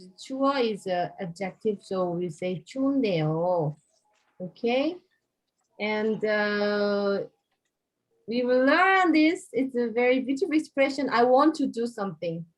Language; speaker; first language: English; non-native, fluent; Korean